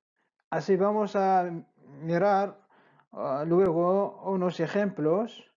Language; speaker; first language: Spanish; non-native, fluent; Arabic